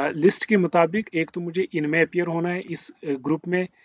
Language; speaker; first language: Hindi; native; Hindi